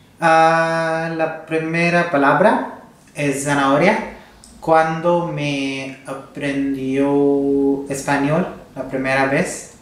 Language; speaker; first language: Spanish; non-native, learner; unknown